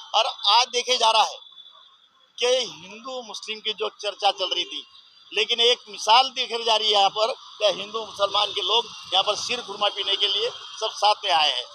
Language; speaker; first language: Hindi; non-native, local second language; Gujarati